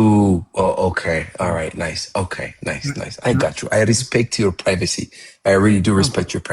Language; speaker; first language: English; non-native, fluent; Amharic